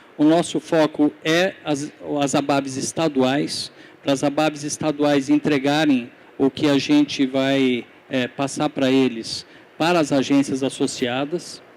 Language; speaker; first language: Portuguese; native; Portuguese